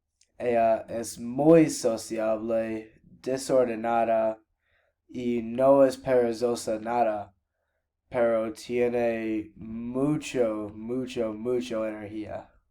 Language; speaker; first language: Spanish; non-native, learner; English